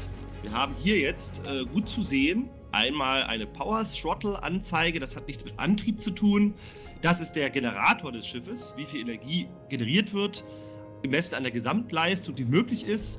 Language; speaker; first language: German; native; German